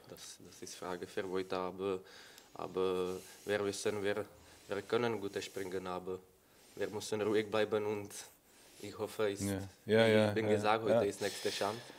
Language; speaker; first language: German; non-native, learner; Czech